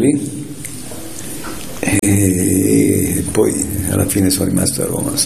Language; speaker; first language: Italian; native; Italian